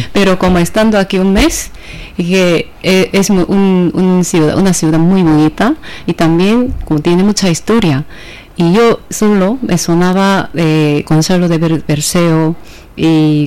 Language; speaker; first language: Spanish; non-native, fluent; Korean